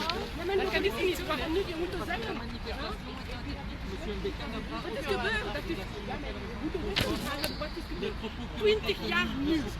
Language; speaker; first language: Dutch; non-native, learner; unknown